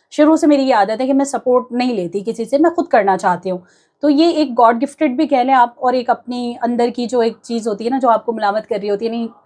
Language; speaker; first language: Urdu; native; Urdu